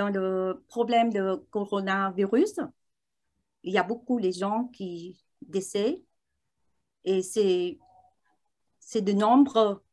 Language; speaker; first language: French; non-native, learner; Vietnamese